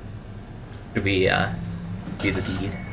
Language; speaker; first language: English; native; English